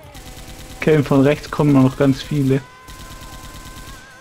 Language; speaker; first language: German; native; German